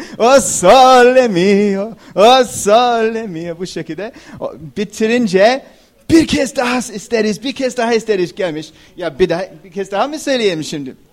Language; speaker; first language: Turkish; non-native, fluent; English